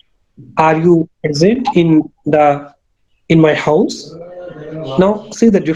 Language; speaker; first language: English; non-native, local second language; Urdu